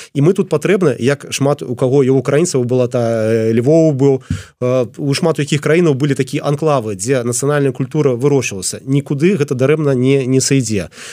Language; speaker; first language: Belarusian; non-native, local second language; Russian